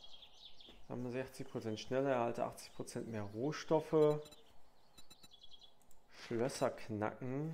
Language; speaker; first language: German; native; German